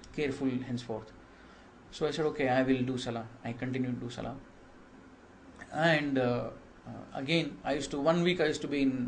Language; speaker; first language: English; non-native, local second language; Kannada